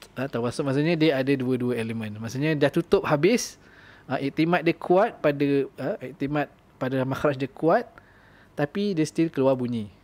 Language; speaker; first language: Malay; native; Malay